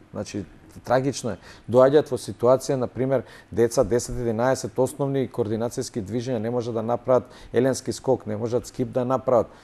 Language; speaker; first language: Macedonian; native; Macedonian